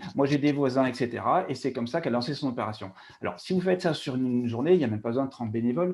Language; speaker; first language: French; native; French